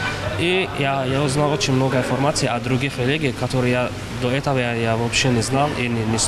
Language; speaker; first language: Russian; non-native, fluent; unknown